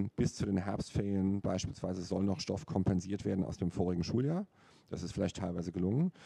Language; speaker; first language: German; native; German